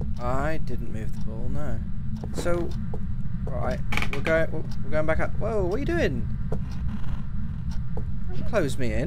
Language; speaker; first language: English; native; English